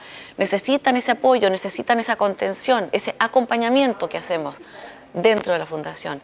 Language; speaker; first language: Spanish; native; Spanish